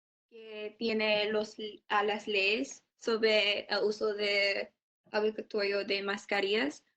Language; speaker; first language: Spanish; non-native, learner; English